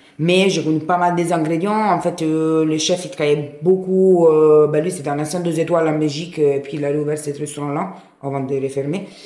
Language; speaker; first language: French; non-native, fluent; Italian